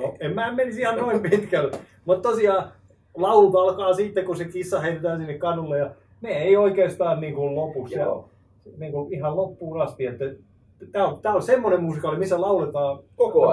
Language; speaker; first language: Finnish; native; Finnish